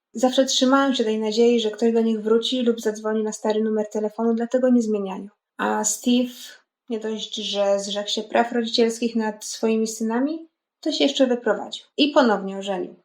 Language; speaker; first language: Polish; native; Polish